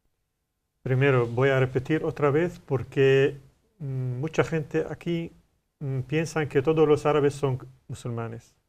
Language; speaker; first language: Spanish; non-native, learner; Arabic